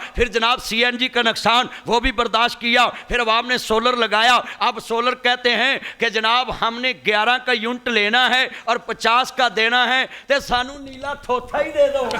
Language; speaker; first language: Urdu; non-native, local second language; Punjabi